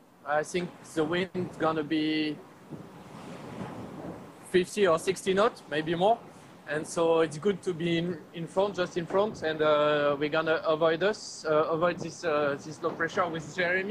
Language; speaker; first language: English; non-native, learner; French